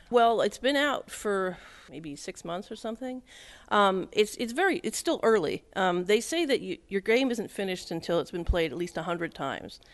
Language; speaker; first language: English; native; English